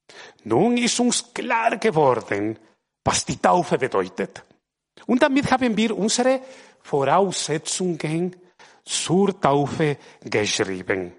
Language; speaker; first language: German; non-native, fluent; Spanish